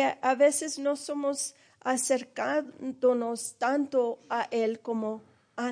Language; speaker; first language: Spanish; early bilingual, heritage; Spanish